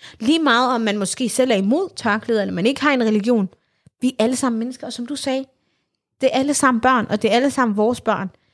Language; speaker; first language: Danish; early bilingual, other home language; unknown